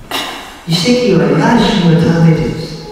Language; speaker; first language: Japanese; non-native, fluent; English